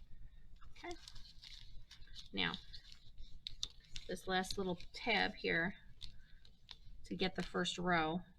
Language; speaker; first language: English; native; English